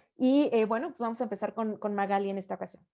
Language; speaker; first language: Spanish; native; Spanish